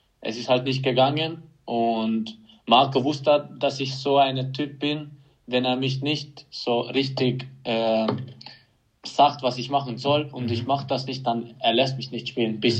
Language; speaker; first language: German; non-native, fluent; Hungarian